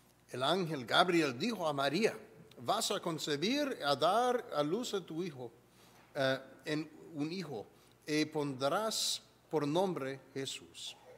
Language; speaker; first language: Spanish; non-native, learner; English